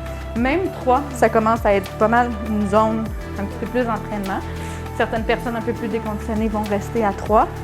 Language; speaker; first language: French; native; French